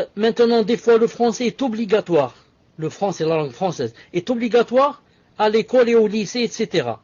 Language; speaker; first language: French; non-native, local second language; Arabic